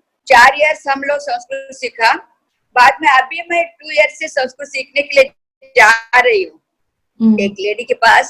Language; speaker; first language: Hindi; non-native, local second language; Kannada